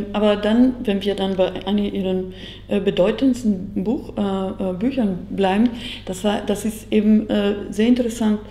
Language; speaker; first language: German; non-native, fluent; Italian